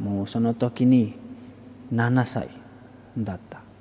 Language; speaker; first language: Japanese; non-native, fluent; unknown